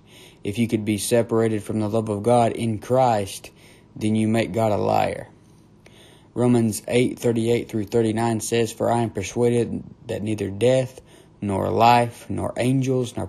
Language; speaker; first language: English; native; English